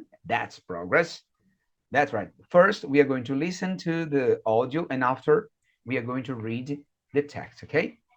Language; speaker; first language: English; non-native, fluent; Portuguese